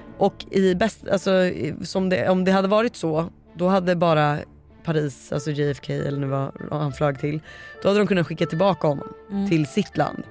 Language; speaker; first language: Swedish; native; Swedish